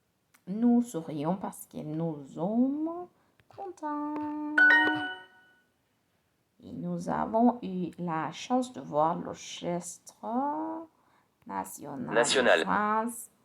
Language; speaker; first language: French; non-native, learner; Spanish